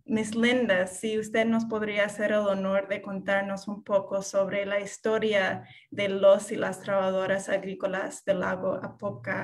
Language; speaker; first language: Spanish; non-native, fluent; English